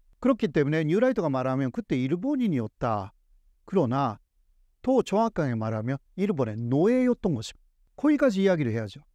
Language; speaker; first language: Korean; non-native, fluent; Japanese